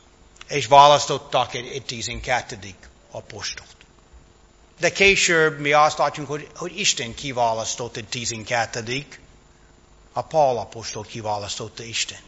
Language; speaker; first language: Hungarian; non-native, fluent; English